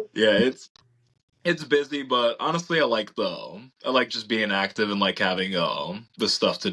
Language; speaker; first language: English; native; English